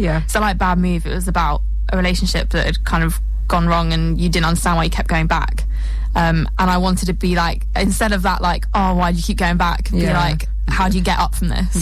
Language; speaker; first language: English; native; English